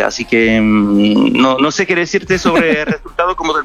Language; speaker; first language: Spanish; non-native, fluent; French